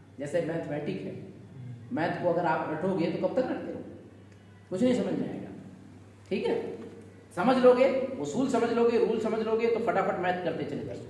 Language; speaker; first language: Urdu; native; Urdu